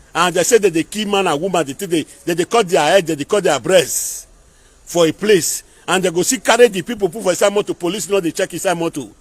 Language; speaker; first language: Nigerian Pidgin; non-native, local second language; Bini